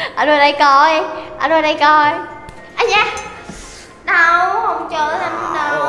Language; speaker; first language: Vietnamese; native; Vietnamese